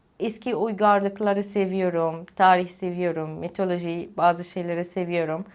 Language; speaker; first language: Turkish; non-native, fluent; Arabic